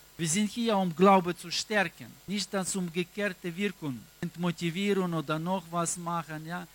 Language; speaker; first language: German; non-native, learner; Russian